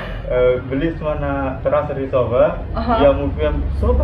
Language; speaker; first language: Polish; non-native, learner; Balinese